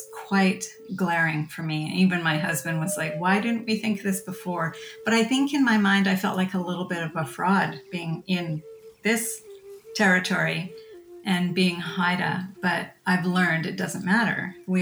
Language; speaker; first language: English; native; English